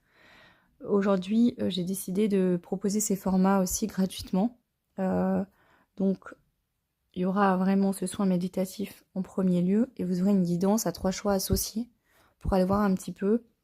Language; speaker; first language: French; native; French